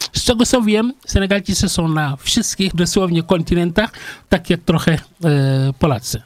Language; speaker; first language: Polish; non-native, fluent; Wolof